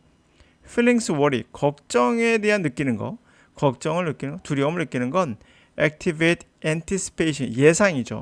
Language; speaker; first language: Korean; native; Korean